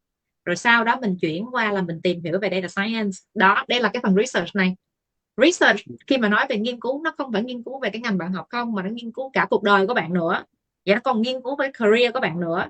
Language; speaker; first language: Vietnamese; native; Vietnamese